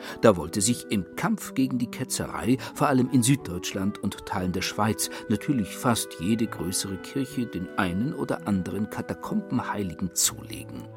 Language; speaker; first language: German; native; German